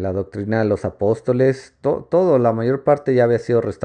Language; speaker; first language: Spanish; native; Spanish